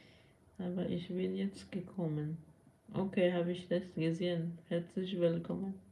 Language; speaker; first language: German; non-native, learner; Persian